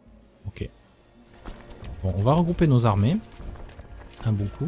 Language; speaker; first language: French; native; French